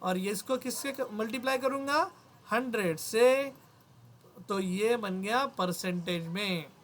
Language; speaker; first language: Hindi; non-native, local second language; Marathi